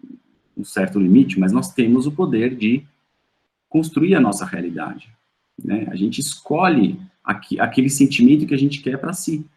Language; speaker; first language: Portuguese; native; Portuguese